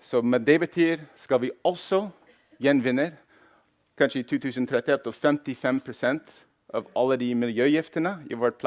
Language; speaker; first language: Norwegian; non-native, fluent; English